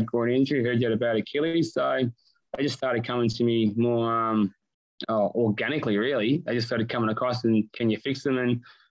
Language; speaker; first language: English; native; English